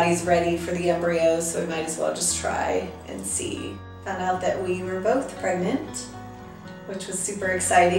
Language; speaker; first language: English; native; English